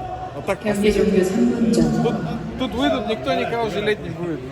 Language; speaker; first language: Russian; non-native, local second language; Kyrgyz